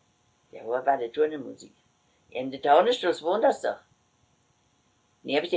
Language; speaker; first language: German; native; German